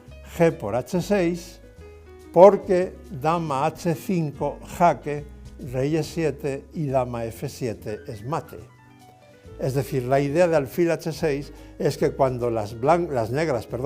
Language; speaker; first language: Spanish; native; Spanish